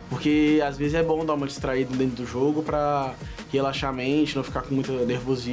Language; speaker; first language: Portuguese; native; Portuguese